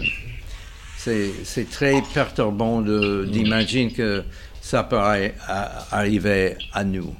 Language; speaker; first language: French; non-native, fluent; English